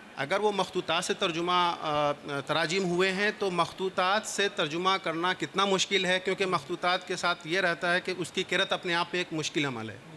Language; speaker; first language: Urdu; native; Urdu